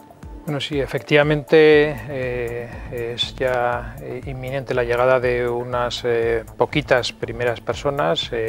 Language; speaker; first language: Spanish; native; Spanish